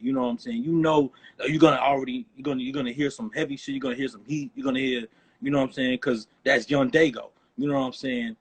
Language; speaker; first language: English; native; English